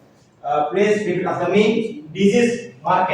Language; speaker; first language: English; non-native, fluent; Indonesian